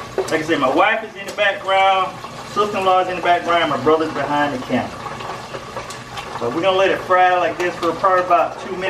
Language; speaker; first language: English; native; English